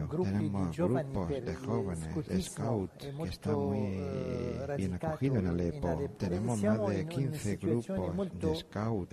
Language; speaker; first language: Spanish; non-native, fluent; Arabic